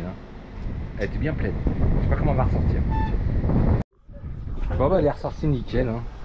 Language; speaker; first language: French; native; French